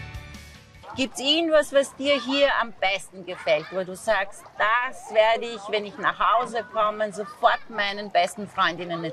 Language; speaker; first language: German; native; German